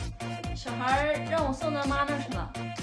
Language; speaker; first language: Chinese; native; Chinese